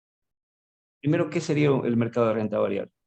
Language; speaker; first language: Spanish; native; Spanish